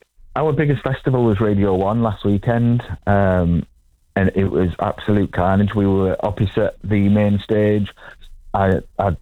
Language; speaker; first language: English; native; English